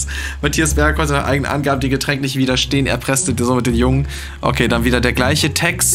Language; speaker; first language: German; native; German